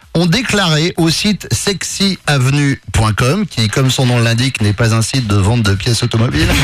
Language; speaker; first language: French; native; French